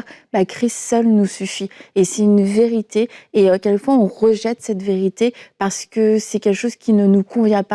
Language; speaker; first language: French; native; French